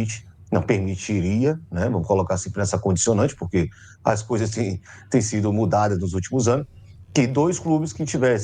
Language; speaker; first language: Portuguese; native; Portuguese